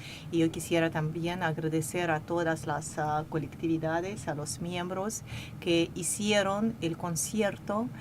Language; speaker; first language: Spanish; non-native, fluent; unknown